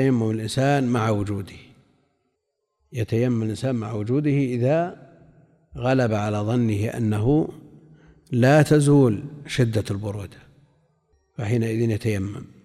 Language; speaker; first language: Arabic; native; Arabic